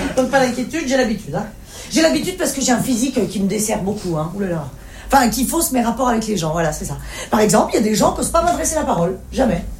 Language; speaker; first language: French; native; French